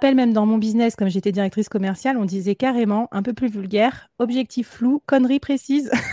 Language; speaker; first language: French; native; French